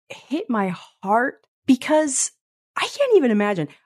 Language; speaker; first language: English; early bilingual, other home language; Spanish